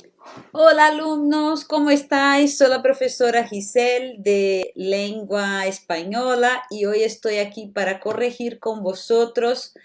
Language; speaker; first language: Spanish; non-native, fluent; Portuguese